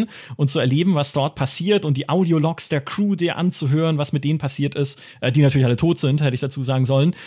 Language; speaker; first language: German; native; German